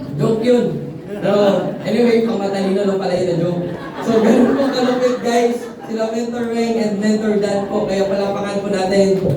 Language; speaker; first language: Filipino; non-native, local second language; Cebuano